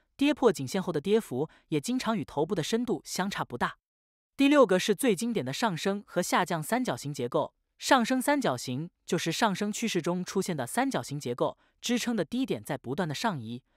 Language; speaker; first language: Chinese; native; Chinese